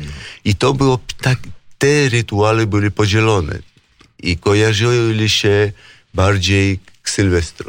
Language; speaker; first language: Polish; non-native, fluent; Georgian